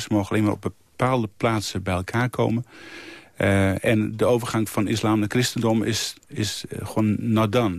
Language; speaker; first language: Dutch; native; Dutch